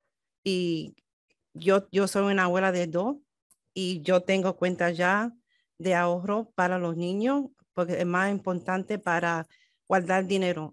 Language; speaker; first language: Spanish; early bilingual, heritage; Spanish